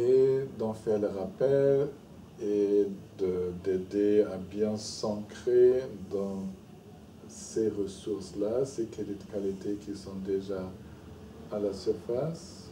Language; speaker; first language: French; non-native, fluent; German